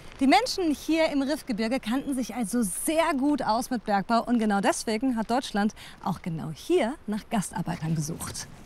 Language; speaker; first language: German; early bilingual, other home language; Riffian